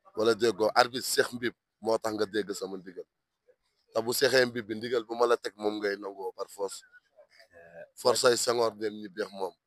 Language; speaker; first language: Wolof; native; Wolof